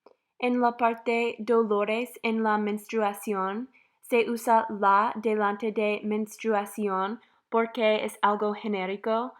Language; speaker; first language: Spanish; non-native, fluent; English